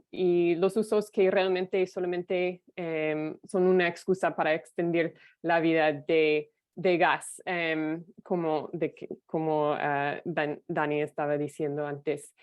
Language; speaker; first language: Spanish; non-native, fluent; English